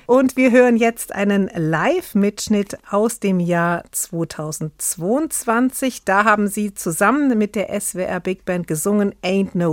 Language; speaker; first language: German; native; German